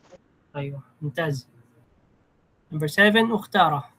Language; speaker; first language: Arabic; non-native, fluent; Filipino